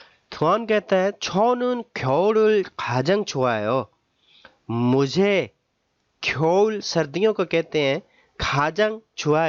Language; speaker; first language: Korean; non-native, fluent; Urdu